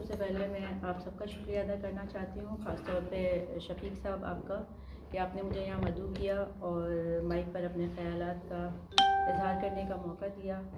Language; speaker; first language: Urdu; native; Urdu